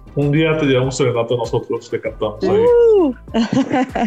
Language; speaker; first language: Spanish; native; Spanish